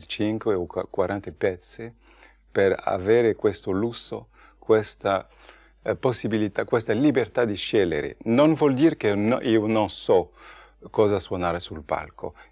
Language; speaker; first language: Italian; non-native, fluent; French